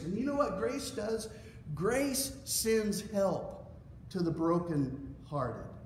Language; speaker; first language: English; native; English